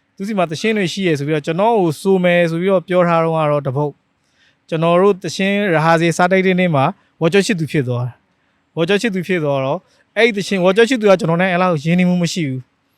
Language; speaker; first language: Burmese; native; Burmese